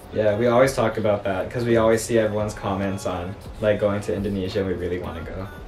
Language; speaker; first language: English; early bilingual, other home language; Japanese